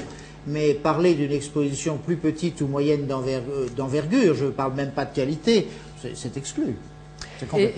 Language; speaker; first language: French; native; French